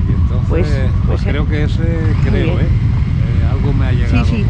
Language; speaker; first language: Spanish; native; Spanish